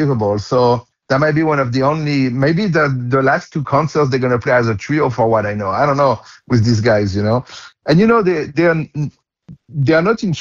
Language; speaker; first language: English; non-native, fluent; French